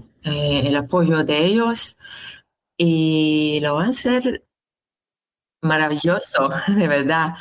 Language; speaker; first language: Spanish; non-native, learner; Hebrew